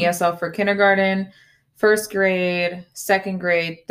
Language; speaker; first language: English; early bilingual, other home language; Spanish